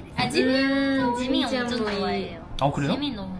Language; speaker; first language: Korean; non-native, learner; Japanese